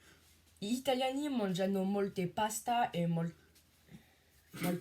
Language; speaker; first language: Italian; non-native, learner; French